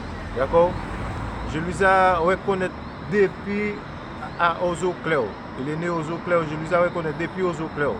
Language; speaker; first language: French; non-native, local second language; Haitian Creole